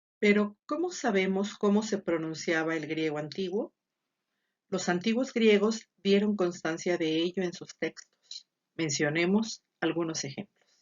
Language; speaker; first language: Spanish; native; Spanish